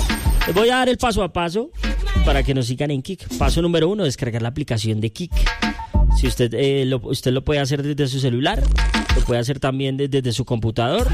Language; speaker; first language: Spanish; native; Spanish